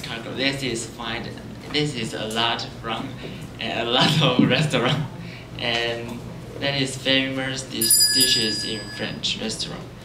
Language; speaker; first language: English; non-native, learner; Chinese